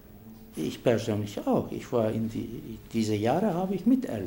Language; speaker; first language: German; non-native, fluent; Turkish